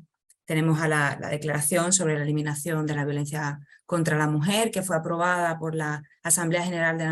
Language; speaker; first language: Spanish; native; Spanish